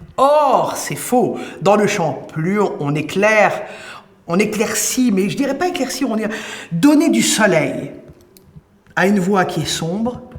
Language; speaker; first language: French; native; French